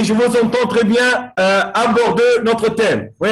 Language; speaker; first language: French; non-native, fluent; Arabic